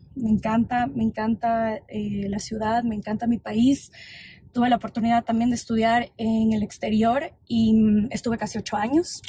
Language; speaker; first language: Spanish; native; Spanish